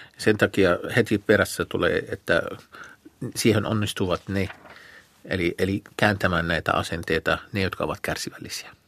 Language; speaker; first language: Finnish; non-native, fluent; Arabic